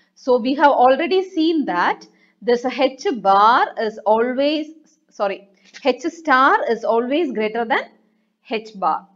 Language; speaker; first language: English; non-native, local second language; Malayalam